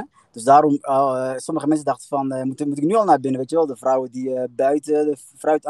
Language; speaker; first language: Dutch; early bilingual, other home language; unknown